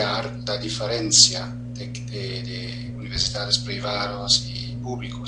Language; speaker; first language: Spanish; non-native, fluent; German